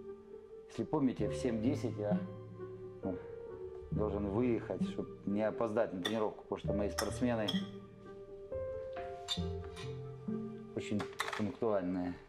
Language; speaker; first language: Russian; native; Russian